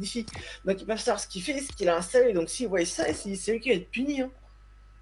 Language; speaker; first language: French; native; French